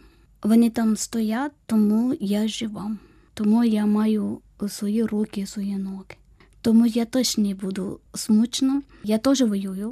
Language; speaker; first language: Ukrainian; non-native, fluent; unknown